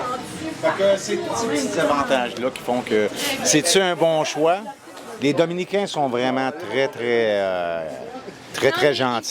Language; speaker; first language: French; native; French